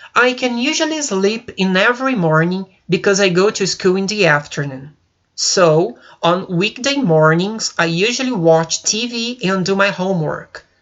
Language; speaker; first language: English; non-native, fluent; Portuguese